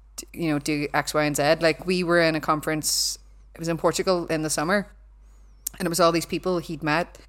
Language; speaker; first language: English; native; English